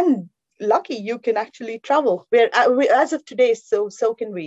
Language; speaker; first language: English; non-native, local second language; Konkani